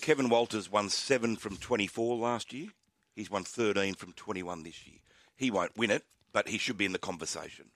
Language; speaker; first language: English; native; English